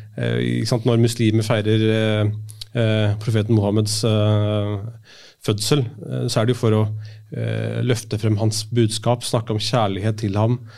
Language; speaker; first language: Norwegian; early bilingual, other home language; Urdu